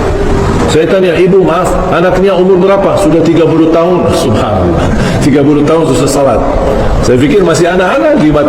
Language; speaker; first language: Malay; non-native, fluent; Arabic